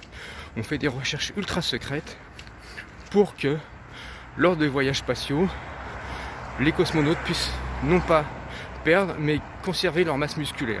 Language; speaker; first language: French; native; French